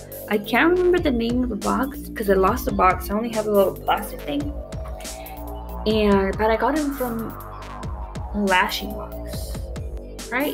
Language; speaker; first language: English; early bilingual, other home language; Spanish